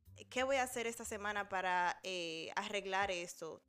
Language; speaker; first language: Spanish; early bilingual, heritage; Spanish